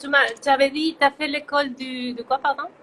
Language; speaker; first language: French; non-native, fluent; Spanish